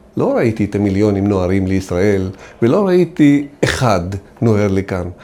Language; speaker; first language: Hebrew; non-native, local second language; Arabic